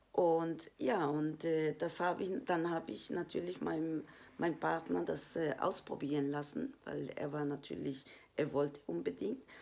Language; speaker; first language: German; non-native, fluent; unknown